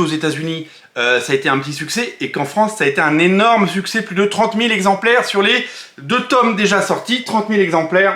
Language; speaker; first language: French; native; French